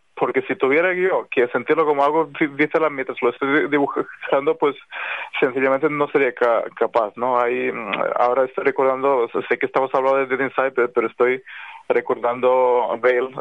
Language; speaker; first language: Spanish; non-native, fluent; Serbian